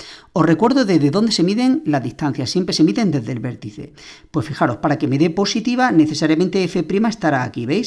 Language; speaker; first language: Spanish; native; Spanish